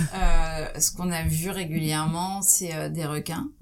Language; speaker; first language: French; native; French